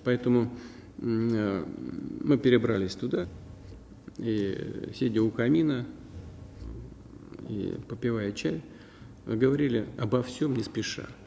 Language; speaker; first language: Russian; native; Russian